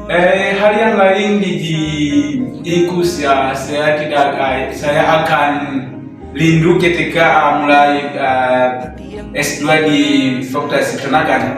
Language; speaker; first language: Indonesian; non-native, learner; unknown